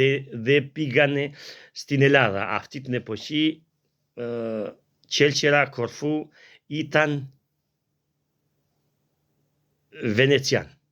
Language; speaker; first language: Greek; non-native, learner; Albanian